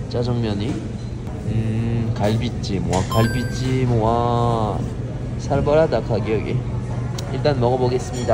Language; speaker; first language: Korean; non-native, fluent; French